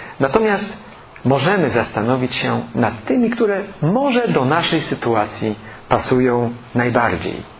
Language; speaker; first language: Polish; native; Polish